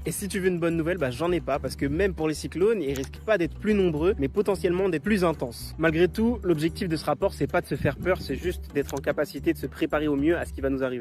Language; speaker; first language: French; native; French